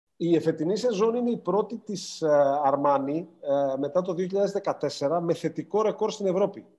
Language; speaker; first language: Greek; native; Greek